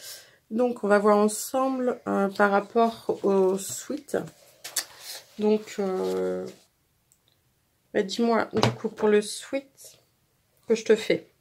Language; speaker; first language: French; native; French